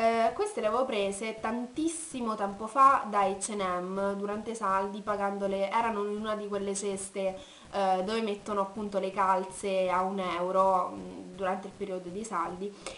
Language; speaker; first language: Italian; native; Italian